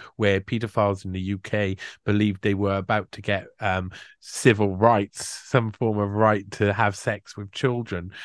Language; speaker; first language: English; native; English